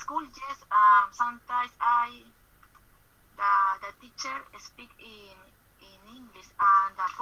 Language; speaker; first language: English; non-native, learner; Spanish